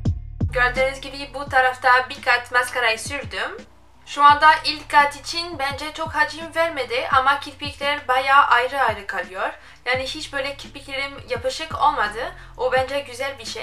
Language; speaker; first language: Turkish; non-native, fluent; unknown